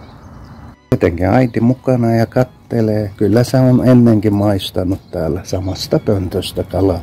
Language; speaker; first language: Finnish; non-native, fluent; Turkish